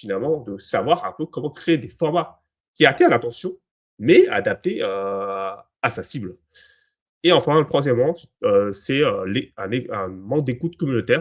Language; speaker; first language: French; native; French